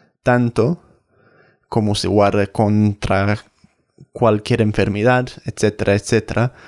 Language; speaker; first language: Spanish; non-native, fluent; English